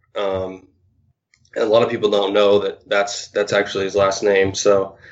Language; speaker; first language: English; native; English